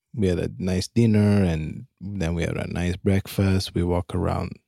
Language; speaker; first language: English; non-native, fluent; Italian